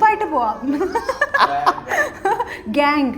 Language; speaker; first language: Malayalam; early bilingual, heritage; English